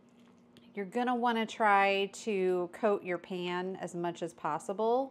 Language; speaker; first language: English; native; English